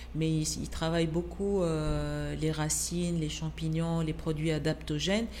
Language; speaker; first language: French; non-native, local second language; Arabic